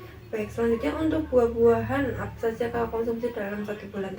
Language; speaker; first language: Indonesian; native; Indonesian